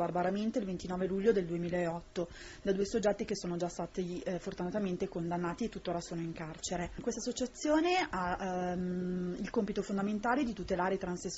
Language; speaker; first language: Italian; native; Italian